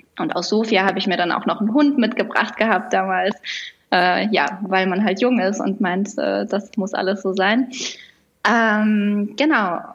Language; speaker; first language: German; native; German